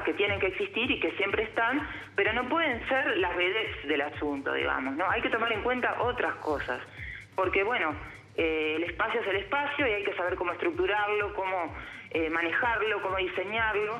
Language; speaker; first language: Spanish; native; Spanish